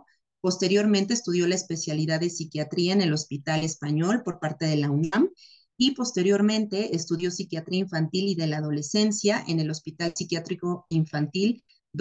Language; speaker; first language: Spanish; native; Spanish